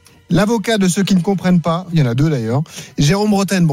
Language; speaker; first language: French; native; French